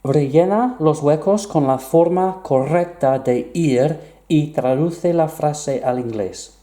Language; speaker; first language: Spanish; non-native, fluent; English